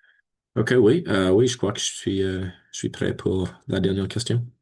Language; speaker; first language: French; non-native, learner; English